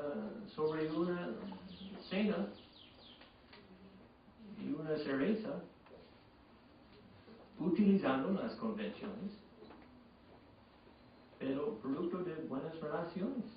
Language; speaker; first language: Spanish; non-native, fluent; English